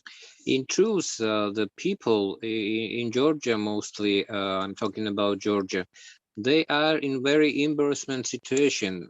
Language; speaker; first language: English; non-native, learner; Georgian